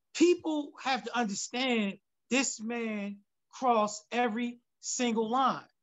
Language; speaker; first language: English; native; English